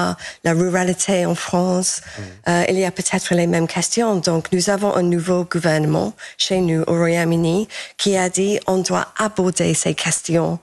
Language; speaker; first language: French; non-native, fluent; English